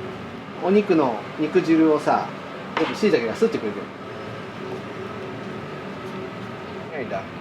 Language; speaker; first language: Japanese; native; Japanese